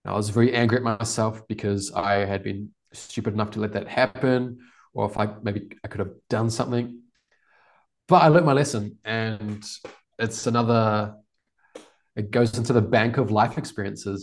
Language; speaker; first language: English; native; English